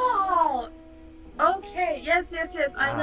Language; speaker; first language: English; non-native, learner; Persian